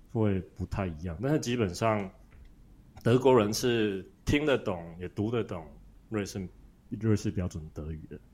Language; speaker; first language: Chinese; native; Chinese